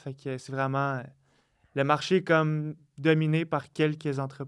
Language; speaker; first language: French; native; French